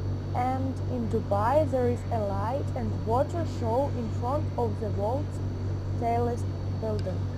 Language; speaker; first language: English; non-native, learner; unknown